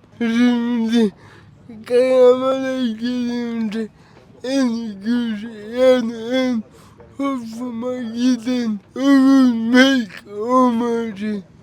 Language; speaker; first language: Turkish; early bilingual, heritage; Turkish